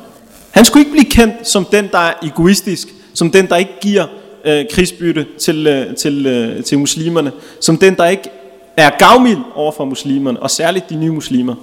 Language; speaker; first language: Danish; early bilingual, other home language; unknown